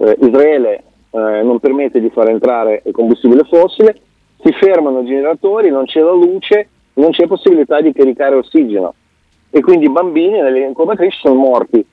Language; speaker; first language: Italian; non-native, fluent; Russian